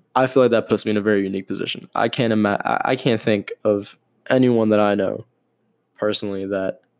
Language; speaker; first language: English; native; English